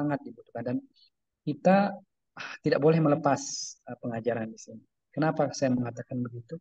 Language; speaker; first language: Indonesian; native; Indonesian